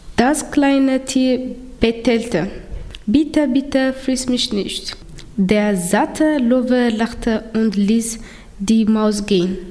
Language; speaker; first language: German; non-native, learner; Tigrinya